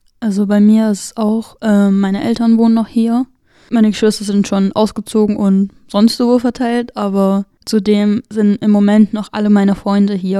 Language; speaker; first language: German; native; German